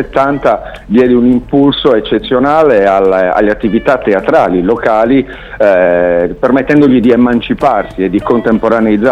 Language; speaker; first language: Italian; native; Italian